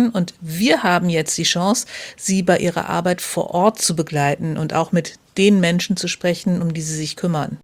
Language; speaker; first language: German; native; German